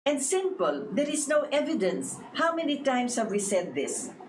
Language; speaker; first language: English; non-native, local second language; Filipino